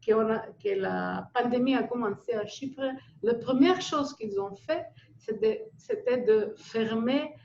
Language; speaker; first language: French; non-native, fluent; Greek